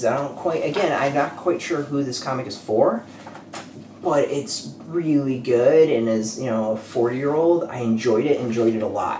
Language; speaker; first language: English; native; English